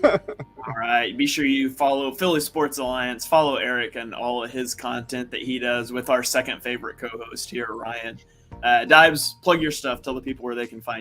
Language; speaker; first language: English; native; English